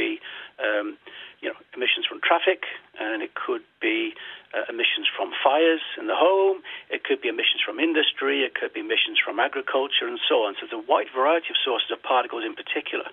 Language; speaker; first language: English; native; English